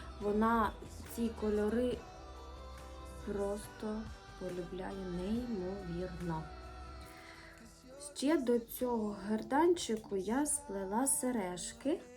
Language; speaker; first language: Ukrainian; native; Ukrainian